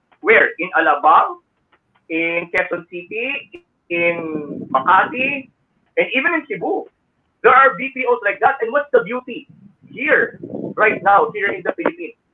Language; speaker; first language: English; non-native, local second language; Filipino